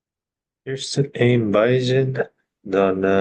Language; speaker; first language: Dutch; non-native, learner; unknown